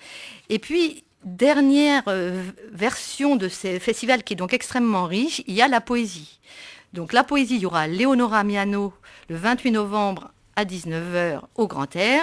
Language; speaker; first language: French; native; French